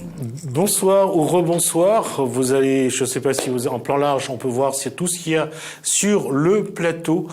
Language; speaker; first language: French; native; French